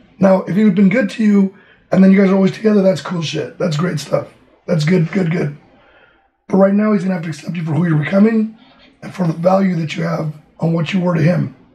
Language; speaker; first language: English; early bilingual, other home language; Spanish